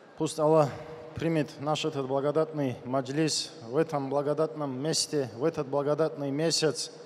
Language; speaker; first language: Russian; non-native, local second language; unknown